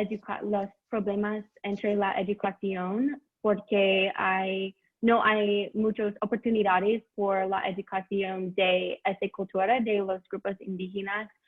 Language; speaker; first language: Spanish; non-native, learner; English